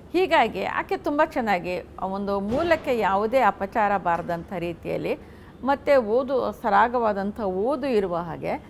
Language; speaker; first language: Kannada; non-native, local second language; Urdu